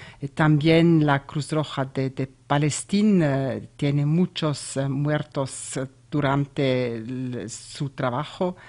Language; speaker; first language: Spanish; non-native, learner; German